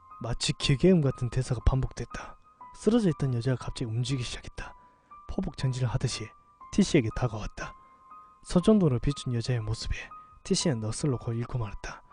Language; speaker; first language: Korean; native; Korean